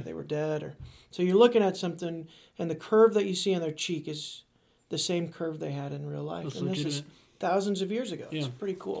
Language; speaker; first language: English; native; English